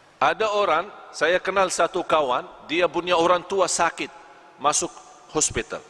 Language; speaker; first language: Indonesian; non-native, fluent; Arabic